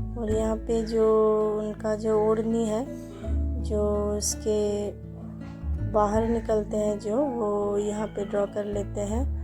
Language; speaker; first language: Hindi; non-native, local second language; Bangla